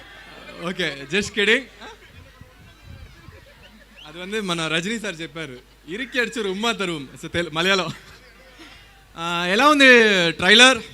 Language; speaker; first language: Telugu; non-native, learner; Tamil